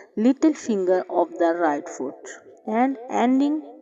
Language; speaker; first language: English; non-native, local second language; Urdu